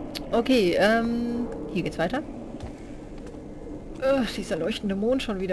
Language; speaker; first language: German; native; German